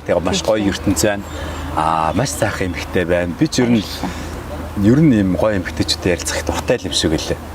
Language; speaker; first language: Mongolian; native; Mongolian